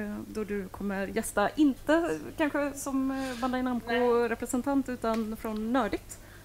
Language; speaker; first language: Swedish; native; Swedish